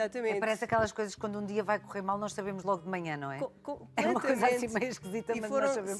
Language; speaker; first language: Portuguese; native; Portuguese